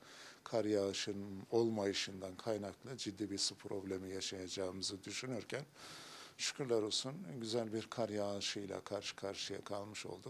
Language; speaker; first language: Turkish; native; Turkish